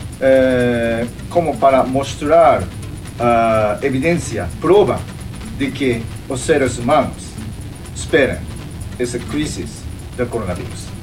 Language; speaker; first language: Portuguese; non-native, fluent; Japanese